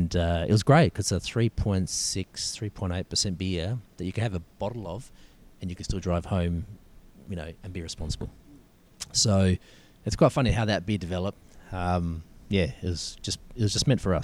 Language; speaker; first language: English; native; English